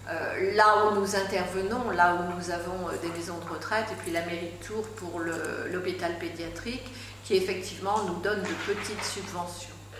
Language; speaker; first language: French; native; French